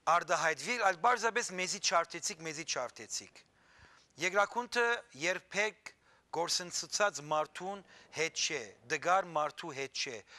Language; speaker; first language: Armenian; native; Armenian